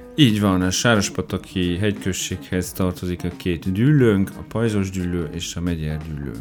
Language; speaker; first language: Hungarian; non-native, fluent; French